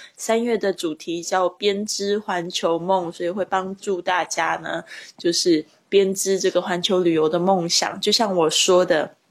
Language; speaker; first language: Chinese; native; Chinese